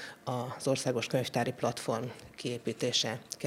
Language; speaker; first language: Hungarian; native; Hungarian